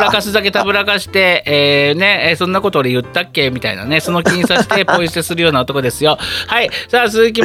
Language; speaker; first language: Japanese; native; Japanese